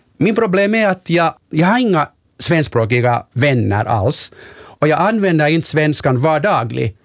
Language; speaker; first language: Swedish; non-native, local second language; Finnish